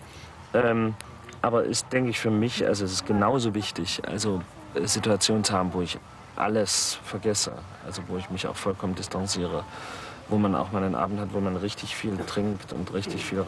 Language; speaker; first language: German; native; German